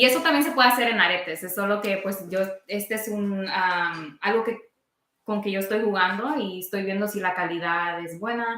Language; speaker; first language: Spanish; early bilingual, heritage; Spanish